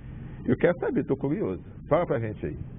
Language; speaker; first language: Portuguese; native; Portuguese